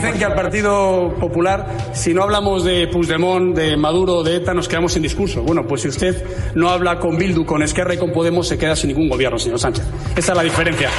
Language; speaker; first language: Spanish; native; Spanish